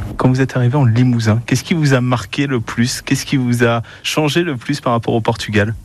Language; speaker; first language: French; native; French